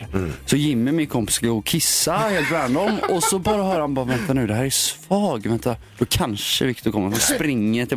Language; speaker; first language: Swedish; native; Swedish